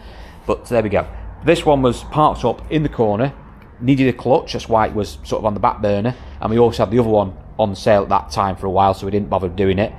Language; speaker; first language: English; native; English